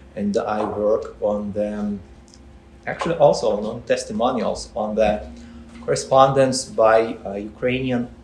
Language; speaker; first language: English; non-native, fluent; Ukrainian